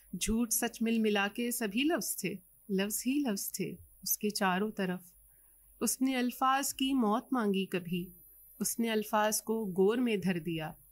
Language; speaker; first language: Urdu; native; Urdu